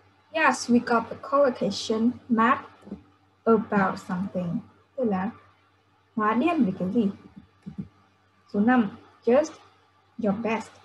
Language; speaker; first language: English; non-native, fluent; Vietnamese